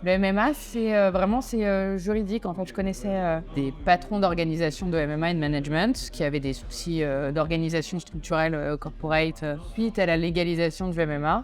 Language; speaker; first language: French; native; French